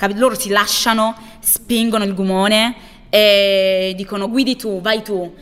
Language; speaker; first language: Italian; early bilingual, other home language; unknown